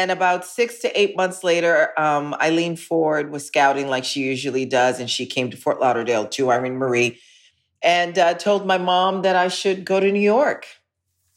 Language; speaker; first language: English; native; English